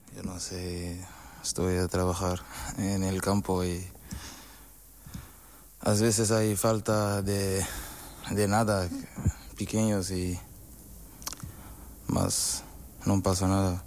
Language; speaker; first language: Spanish; non-native, learner; Portuguese